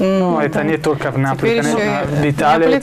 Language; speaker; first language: Russian; non-native, learner; Italian